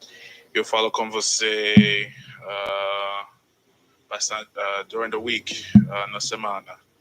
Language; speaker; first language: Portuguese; non-native, learner; English